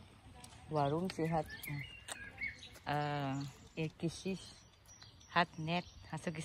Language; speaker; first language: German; non-native, learner; Filipino